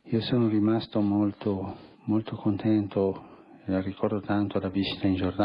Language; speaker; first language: Italian; non-native, fluent; Spanish